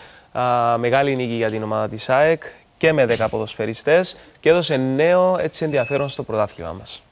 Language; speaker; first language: Greek; native; Greek